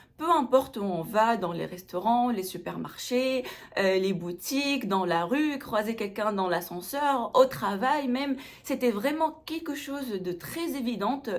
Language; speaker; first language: French; non-native, local second language; Arabic